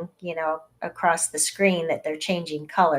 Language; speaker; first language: English; native; English